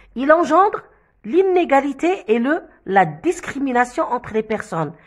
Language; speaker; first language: French; non-native, local second language; Arabic